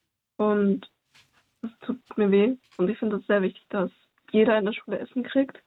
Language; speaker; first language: German; early bilingual, other home language; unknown